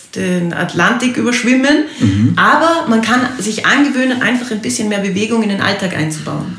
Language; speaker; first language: German; native; German